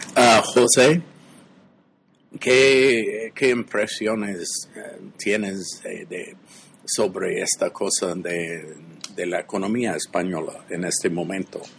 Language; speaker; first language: Spanish; non-native, fluent; English